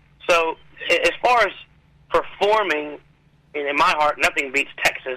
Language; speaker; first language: English; native; English